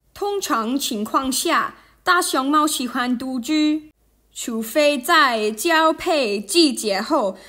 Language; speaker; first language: Chinese; non-native, learner; English